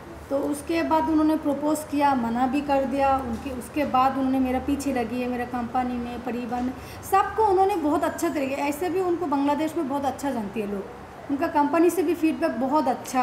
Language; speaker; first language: Hindi; non-native, local second language; Bangla